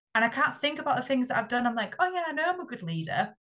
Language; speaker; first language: English; native; English